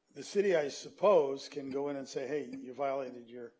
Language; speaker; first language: English; native; English